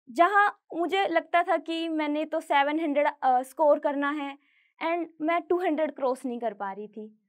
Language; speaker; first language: Hindi; native; Hindi